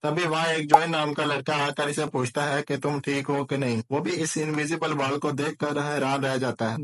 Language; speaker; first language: Hindi; native; Hindi